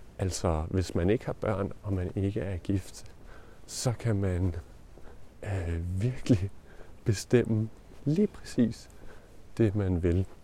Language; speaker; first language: Danish; non-native, learner; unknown